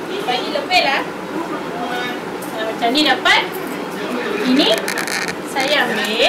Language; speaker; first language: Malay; non-native, local second language; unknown